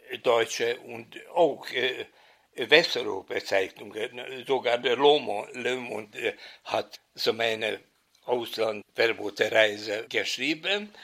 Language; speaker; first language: German; non-native, fluent; Hungarian